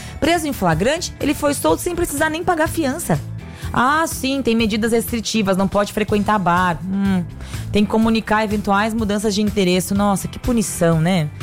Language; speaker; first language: Portuguese; native; Portuguese